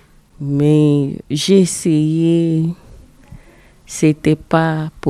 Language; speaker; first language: French; non-native, learner; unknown